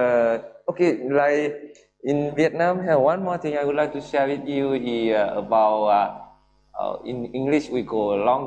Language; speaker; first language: English; non-native, learner; Vietnamese